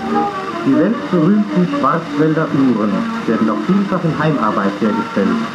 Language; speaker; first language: German; native; German